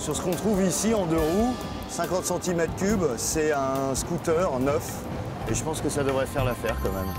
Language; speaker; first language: French; native; French